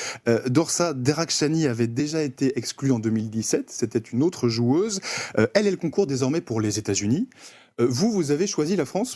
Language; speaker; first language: French; native; French